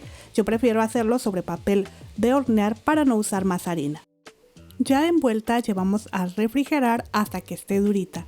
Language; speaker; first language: Spanish; native; Spanish